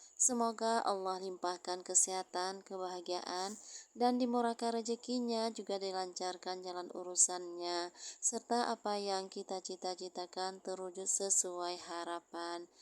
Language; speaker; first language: Indonesian; non-native, local second language; Achinese